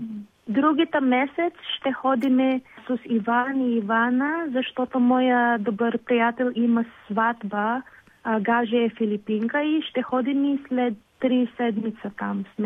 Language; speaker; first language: Bulgarian; non-native, learner; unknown